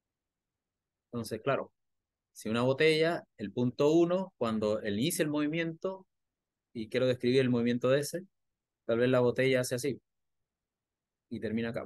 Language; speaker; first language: Spanish; native; Spanish